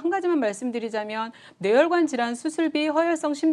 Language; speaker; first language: Korean; native; Korean